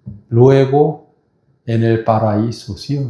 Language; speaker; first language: Spanish; non-native, fluent; Korean